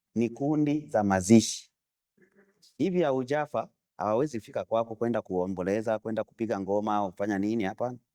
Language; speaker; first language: Swahili; non-native, local second language; Bembe